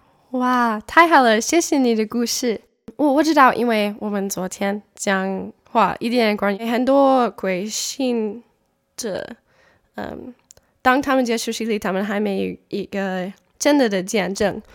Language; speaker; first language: Chinese; non-native, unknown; English